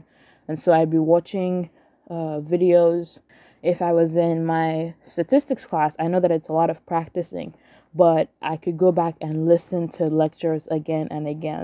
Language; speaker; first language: English; non-native, local second language; Yoruba